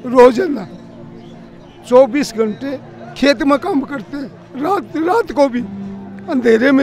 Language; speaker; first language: Hindi; native; Hindi